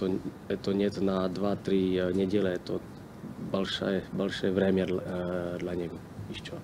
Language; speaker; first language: Russian; non-native, learner; Slovak